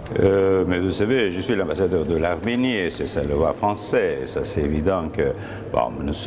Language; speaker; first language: French; non-native, fluent; Armenian